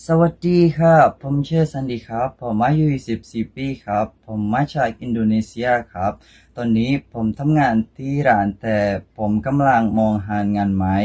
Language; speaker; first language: Thai; non-native, learner; Indonesian